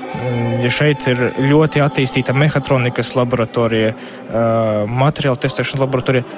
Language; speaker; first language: Latvian; non-native, local second language; Russian